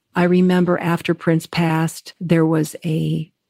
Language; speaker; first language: English; native; English